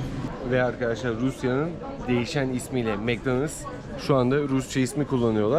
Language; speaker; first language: Turkish; native; Turkish